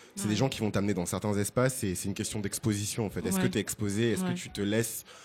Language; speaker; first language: French; native; French